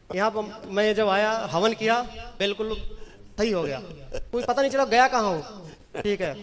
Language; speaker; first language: Hindi; native; Hindi